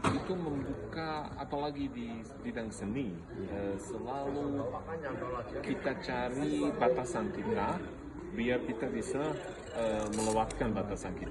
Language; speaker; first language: Indonesian; non-native, fluent; Bosnian